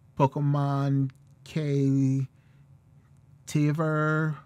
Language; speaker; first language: Portuguese; non-native, learner; English